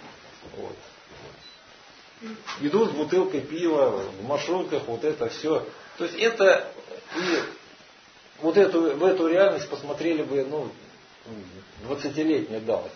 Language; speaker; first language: Russian; native; Russian